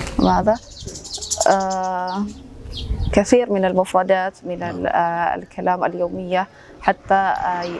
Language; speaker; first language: Arabic; non-native, fluent; Indonesian